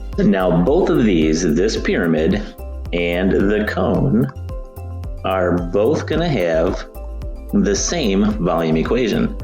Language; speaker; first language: English; native; English